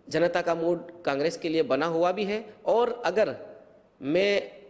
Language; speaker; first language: Hindi; native; Hindi